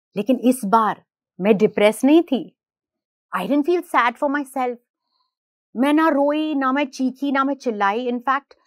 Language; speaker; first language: Hindi; non-native, local second language; Gujarati